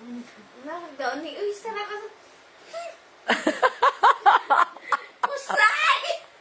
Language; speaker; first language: Japanese; non-native, learner; Filipino